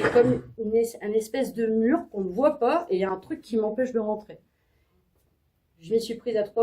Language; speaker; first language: French; native; French